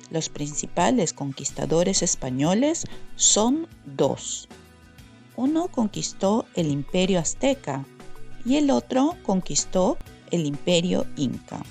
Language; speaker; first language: Spanish; non-native, fluent; Norwegian